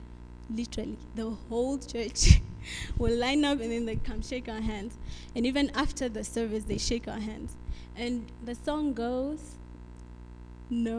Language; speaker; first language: English; non-native, local second language; Afrikaans